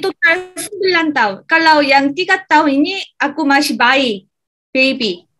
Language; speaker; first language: Indonesian; non-native, learner; Korean